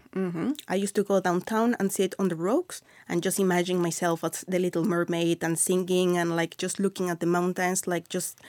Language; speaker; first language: English; non-native, fluent; Spanish